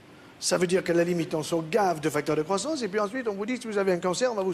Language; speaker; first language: French; native; French